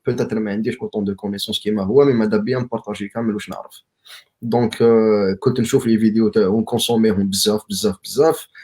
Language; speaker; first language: Arabic; native; Arabic